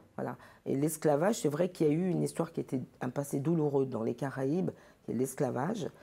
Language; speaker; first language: French; early bilingual, other home language; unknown